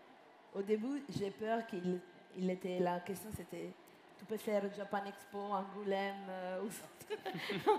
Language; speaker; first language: French; non-native, fluent; Italian